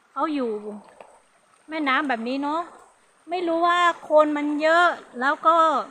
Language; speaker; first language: Thai; non-native, local second language; Hmong